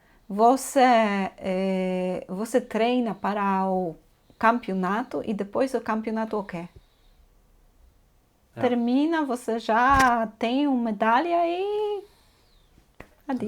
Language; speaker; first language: Portuguese; non-native, fluent; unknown